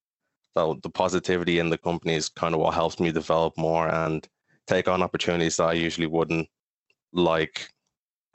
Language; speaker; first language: English; native; English